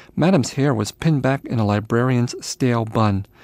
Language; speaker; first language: English; early bilingual, other home language; Vietnamese